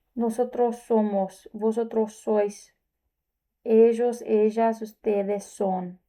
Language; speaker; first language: Spanish; non-native, learner; English